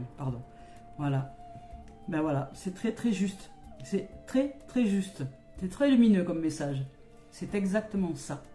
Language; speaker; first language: French; native; French